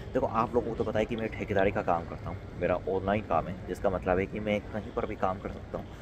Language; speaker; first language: Hindi; non-native, fluent; Korean